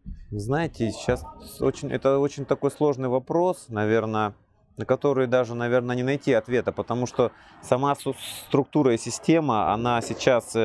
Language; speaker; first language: Russian; native; Russian